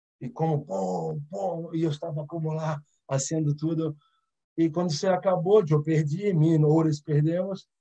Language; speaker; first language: Portuguese; early bilingual, other home language; Arabic